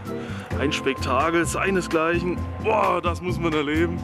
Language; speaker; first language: German; native; German